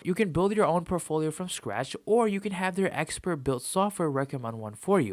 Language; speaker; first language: English; native; English